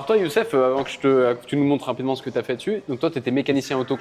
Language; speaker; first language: French; native; French